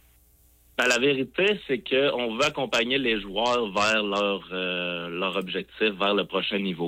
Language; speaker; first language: French; native; French